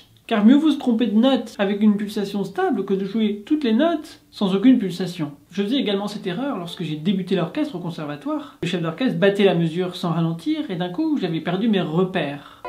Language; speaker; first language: French; native; French